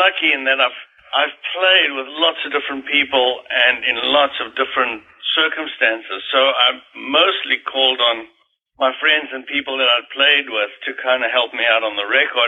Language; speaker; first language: English; native; English